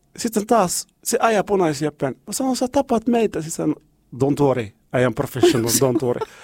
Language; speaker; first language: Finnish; non-native, fluent; Arabic